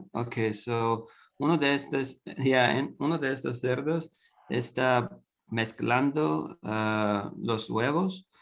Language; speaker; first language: Spanish; non-native, learner; English